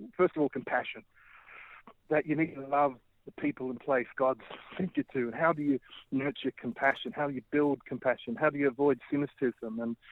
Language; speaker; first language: English; native; English